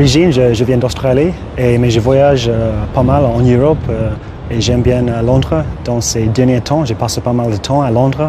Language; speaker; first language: French; non-native, fluent; English